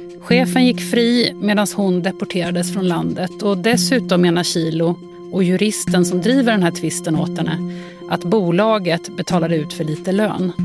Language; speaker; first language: Swedish; native; Swedish